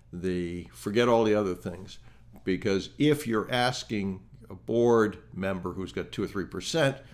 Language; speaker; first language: English; native; English